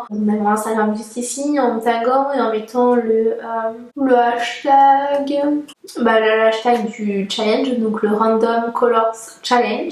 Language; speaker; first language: French; native; French